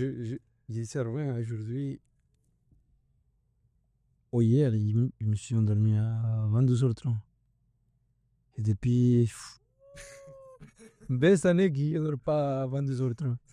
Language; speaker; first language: French; non-native, fluent; Spanish